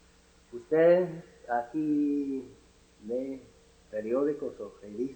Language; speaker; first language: Spanish; non-native, fluent; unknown